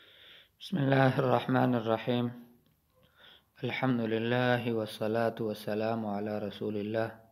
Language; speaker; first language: Arabic; non-native, fluent; Urdu